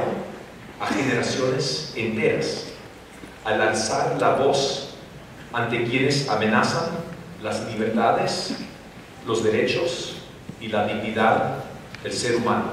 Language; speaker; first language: Spanish; non-native, fluent; English